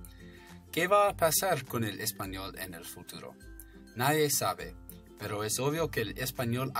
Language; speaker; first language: Spanish; non-native, fluent; English